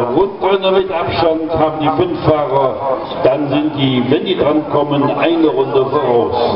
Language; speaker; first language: German; native; German